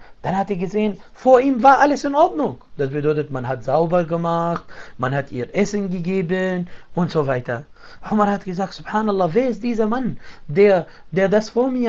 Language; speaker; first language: German; non-native, fluent; Arabic